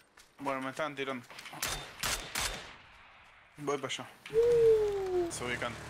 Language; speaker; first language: Spanish; native; Spanish